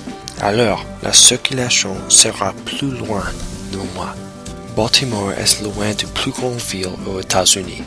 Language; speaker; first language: French; non-native, learner; English